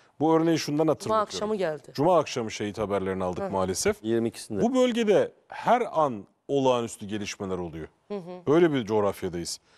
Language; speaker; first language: Turkish; native; Turkish